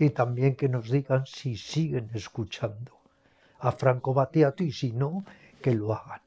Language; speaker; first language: Spanish; native; Spanish